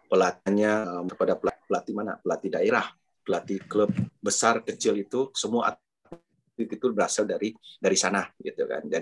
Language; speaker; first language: Indonesian; non-native, local second language; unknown